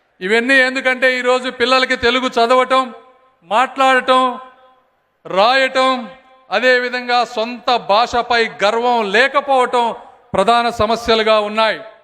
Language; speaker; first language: Telugu; native; Telugu